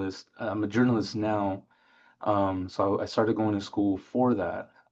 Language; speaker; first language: English; native; English